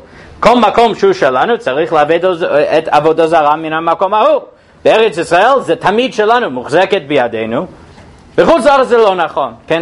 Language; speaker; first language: Hebrew; non-native, fluent; English